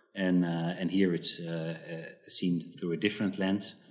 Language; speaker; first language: English; early bilingual, other home language; Dutch